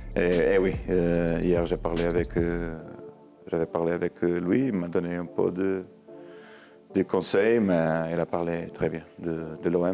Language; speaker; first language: French; non-native, learner; Portuguese